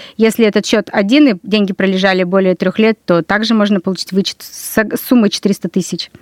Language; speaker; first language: Russian; native; Russian